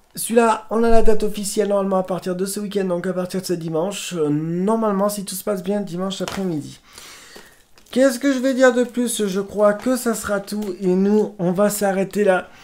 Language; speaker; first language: French; native; French